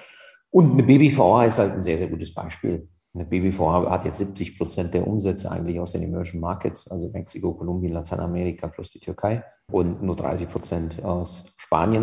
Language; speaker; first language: German; native; German